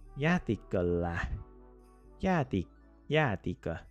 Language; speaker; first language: Finnish; non-native, learner; English